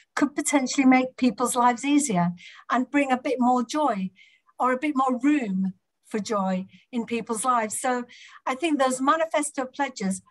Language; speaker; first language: English; native; English